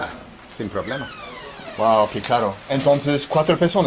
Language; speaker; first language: Spanish; non-native, learner; English